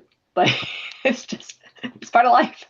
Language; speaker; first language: English; native; English